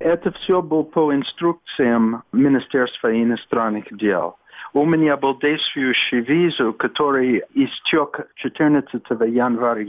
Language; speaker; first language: Russian; non-native, fluent; English